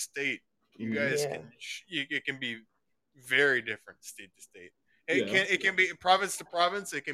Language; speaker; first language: English; native; English